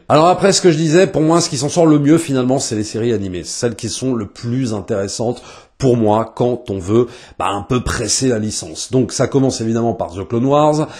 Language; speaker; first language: French; native; French